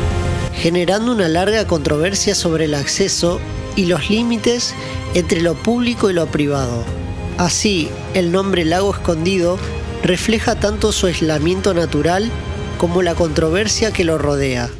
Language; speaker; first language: Spanish; native; Spanish